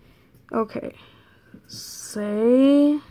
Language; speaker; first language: English; native; English